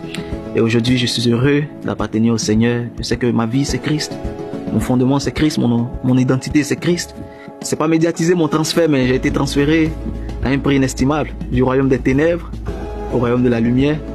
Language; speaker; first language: French; native; French